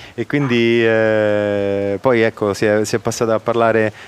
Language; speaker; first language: Italian; native; Italian